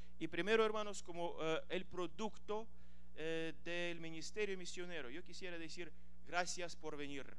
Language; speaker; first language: Spanish; non-native, fluent; Ukrainian